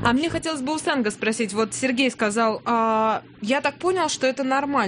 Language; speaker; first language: Russian; native; Russian